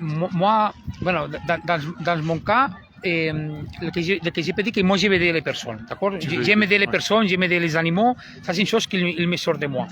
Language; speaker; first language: French; non-native, learner; Spanish